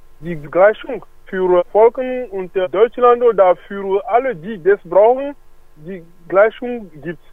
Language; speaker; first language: German; non-native, learner; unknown